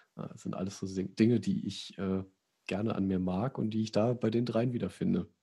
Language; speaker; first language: German; native; German